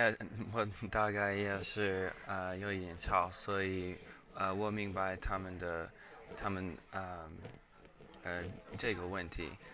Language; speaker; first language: Chinese; non-native, learner; English